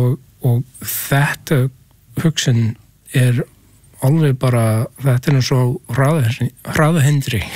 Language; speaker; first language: Icelandic; non-native, learner; English